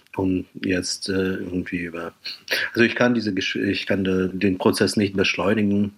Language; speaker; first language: German; non-native, fluent; Russian